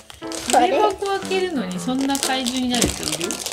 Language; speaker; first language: Japanese; native; Japanese